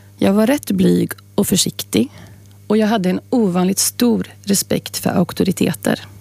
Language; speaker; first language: Swedish; native; Swedish